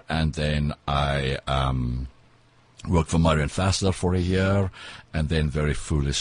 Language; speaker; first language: English; non-native, local second language; Afrikaans